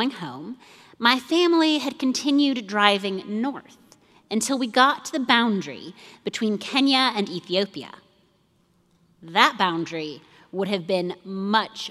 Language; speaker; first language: English; native; English